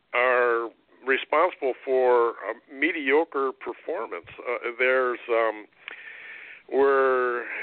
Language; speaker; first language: English; native; English